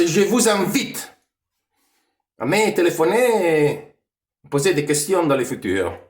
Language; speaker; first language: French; non-native, fluent; Italian